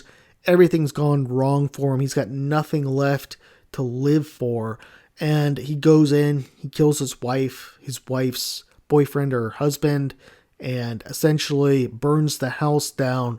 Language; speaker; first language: English; native; English